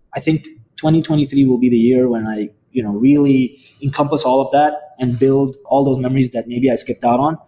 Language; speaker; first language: English; non-native, fluent; Arabic